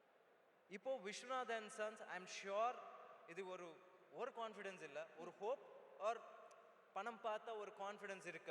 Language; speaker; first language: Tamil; non-native, learner; Telugu